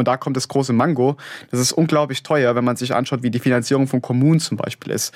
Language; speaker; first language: German; native; German